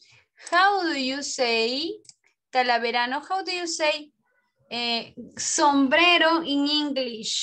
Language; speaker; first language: English; non-native, learner; Spanish